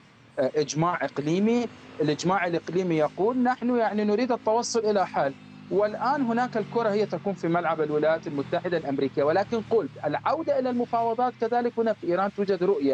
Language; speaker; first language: Arabic; non-native, fluent; Persian